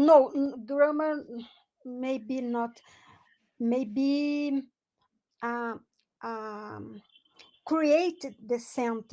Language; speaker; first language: English; non-native, learner; Portuguese